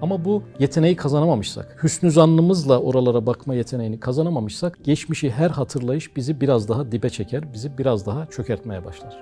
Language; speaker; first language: Turkish; native; Turkish